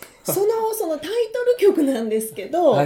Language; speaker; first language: Japanese; native; Japanese